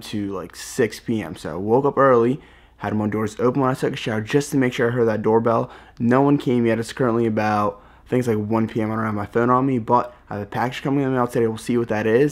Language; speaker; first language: English; early bilingual, other home language; Russian